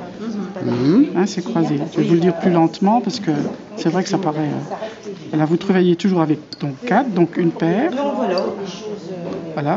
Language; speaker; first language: French; native; French